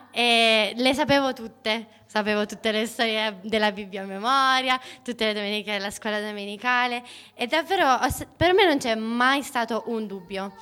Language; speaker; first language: Italian; native; Italian